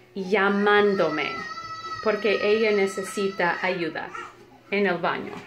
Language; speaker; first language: Spanish; non-native, fluent; English